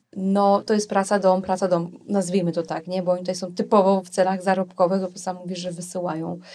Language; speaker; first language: Polish; native; Polish